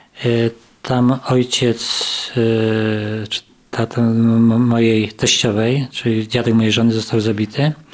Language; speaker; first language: Polish; native; Polish